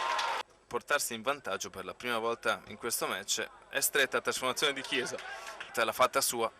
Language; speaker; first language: Italian; native; Italian